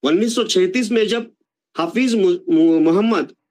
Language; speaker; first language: Hindi; non-native, local second language; Marathi